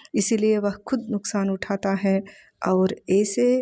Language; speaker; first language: Hindi; non-native, local second language; Telugu